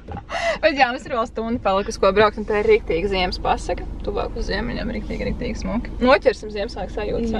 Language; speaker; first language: Latvian; native; Latvian